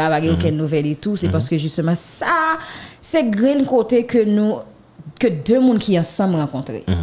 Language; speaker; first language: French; non-native, local second language; Haitian Creole